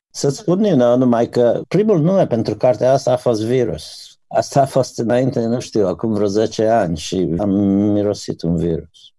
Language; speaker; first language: Romanian; native; Romanian